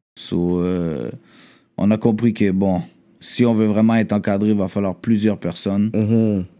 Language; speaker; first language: French; native; French